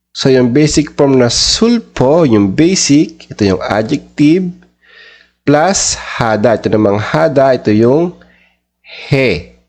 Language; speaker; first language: Filipino; native; Filipino